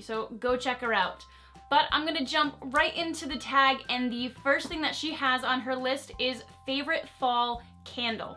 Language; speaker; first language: English; native; English